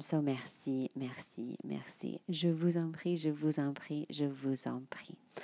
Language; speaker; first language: French; non-native, fluent; English